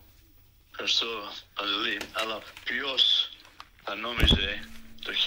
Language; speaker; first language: Greek; early bilingual, other home language; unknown